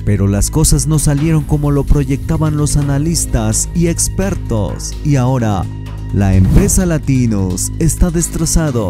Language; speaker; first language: Spanish; native; Spanish